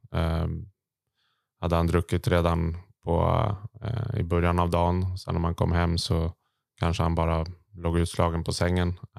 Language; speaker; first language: Swedish; native; Swedish